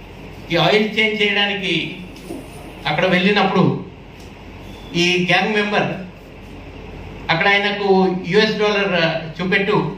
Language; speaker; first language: Telugu; native; Telugu